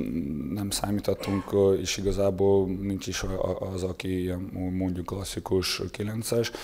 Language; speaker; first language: Hungarian; non-native, fluent; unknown